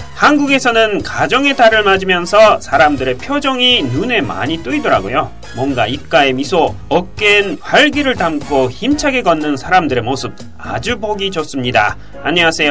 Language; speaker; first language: Korean; non-native, fluent; Japanese